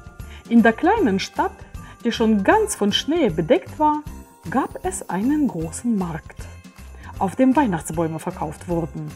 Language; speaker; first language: German; native; German